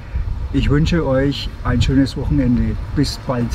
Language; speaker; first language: German; native; German